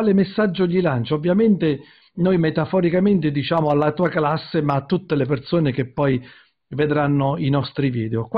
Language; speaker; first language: Italian; native; Italian